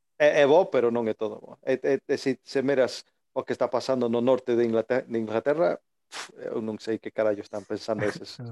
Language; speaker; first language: Galician; early bilingual, heritage; Galician